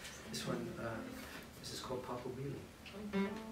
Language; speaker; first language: English; native; English